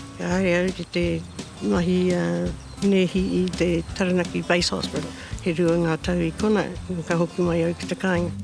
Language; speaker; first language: Māori; native; Māori